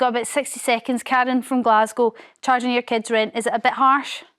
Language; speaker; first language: English; native; English